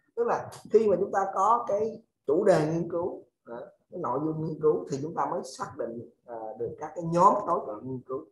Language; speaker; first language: Vietnamese; native; Vietnamese